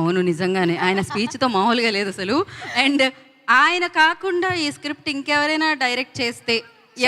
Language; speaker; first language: Telugu; native; Telugu